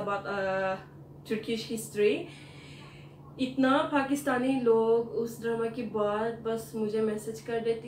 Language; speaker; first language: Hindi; non-native, fluent; Turkish